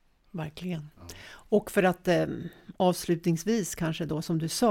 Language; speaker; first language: Swedish; native; Swedish